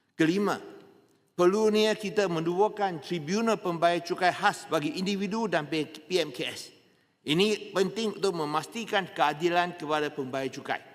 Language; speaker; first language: Malay; non-native, local second language; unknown